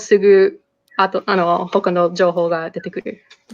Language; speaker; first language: Japanese; non-native, fluent; English